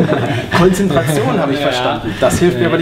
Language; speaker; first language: German; native; German